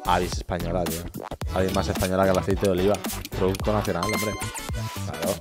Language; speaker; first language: Spanish; native; Spanish